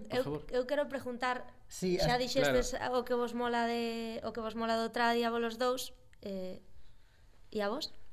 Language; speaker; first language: Galician; non-native, local second language; Spanish